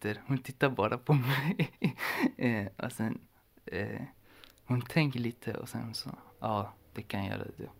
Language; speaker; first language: Swedish; non-native, learner; Persian